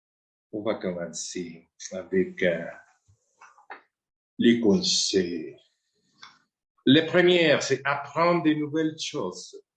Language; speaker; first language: French; non-native, fluent; Spanish